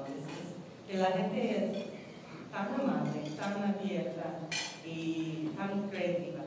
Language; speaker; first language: Spanish; non-native, fluent; English